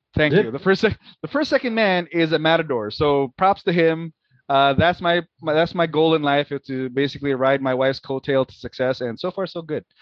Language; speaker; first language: English; non-native, local second language; Filipino